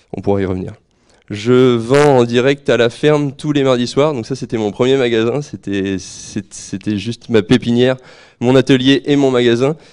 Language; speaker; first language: French; native; French